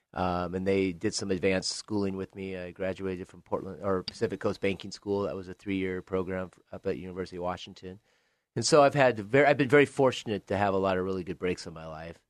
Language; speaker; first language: English; native; English